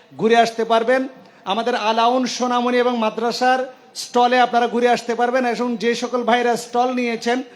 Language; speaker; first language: Bangla; native; Bangla